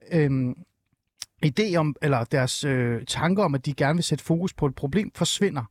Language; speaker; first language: Danish; early bilingual, other home language; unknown